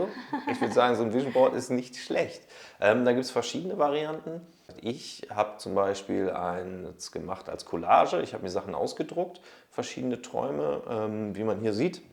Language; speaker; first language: German; native; German